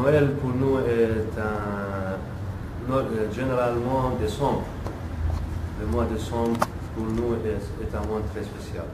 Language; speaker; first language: French; non-native, local second language; Arabic